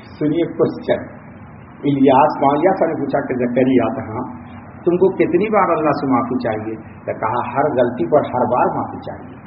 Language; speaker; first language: Urdu; native; Urdu